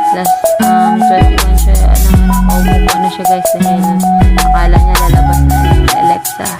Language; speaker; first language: Filipino; non-native, local second language; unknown